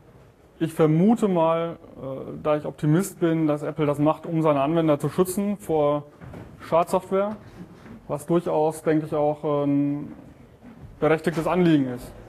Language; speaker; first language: German; native; German